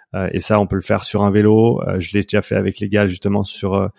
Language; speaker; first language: French; native; French